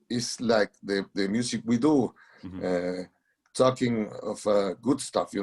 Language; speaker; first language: English; non-native, learner; Spanish